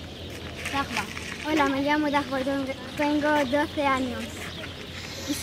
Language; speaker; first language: Spanish; non-native, learner; Arabic